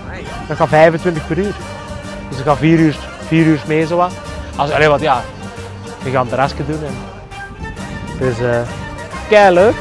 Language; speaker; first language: Dutch; native; Dutch